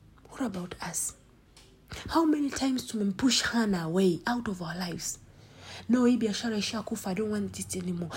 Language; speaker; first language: English; non-native, local second language; Swahili